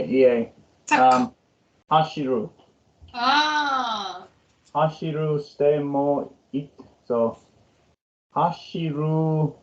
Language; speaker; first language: Japanese; non-native, learner; English